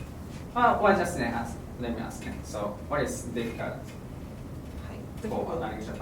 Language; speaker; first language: English; non-native, fluent; Japanese